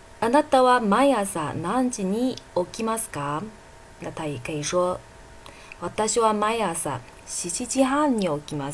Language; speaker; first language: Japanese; non-native, fluent; Chinese